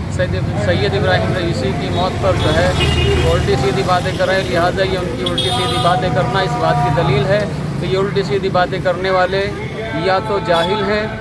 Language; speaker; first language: Urdu; native; Urdu